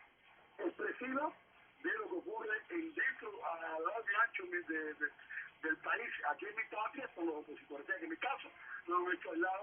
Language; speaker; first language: Spanish; native; Spanish